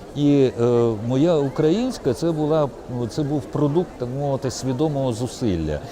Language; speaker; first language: Ukrainian; non-native, local second language; Russian